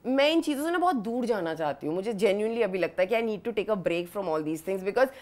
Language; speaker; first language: Hindi; native; Hindi